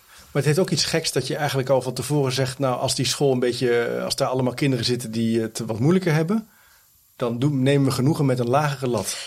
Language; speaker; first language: Dutch; native; Dutch